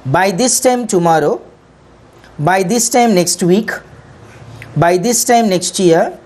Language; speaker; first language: English; non-native, local second language; Tamil